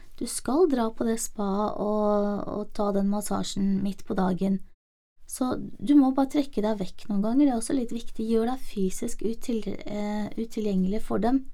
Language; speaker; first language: Norwegian; native; Norwegian